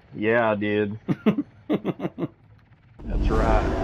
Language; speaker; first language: English; native; English